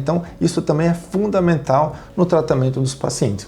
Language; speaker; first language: Portuguese; native; Portuguese